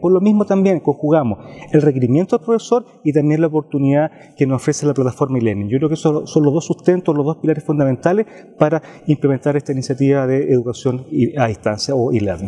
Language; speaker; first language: Spanish; native; Spanish